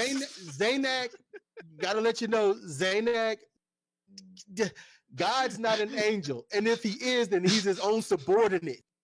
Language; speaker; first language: English; native; English